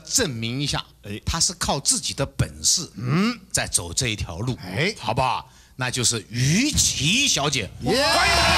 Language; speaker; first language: Chinese; native; Chinese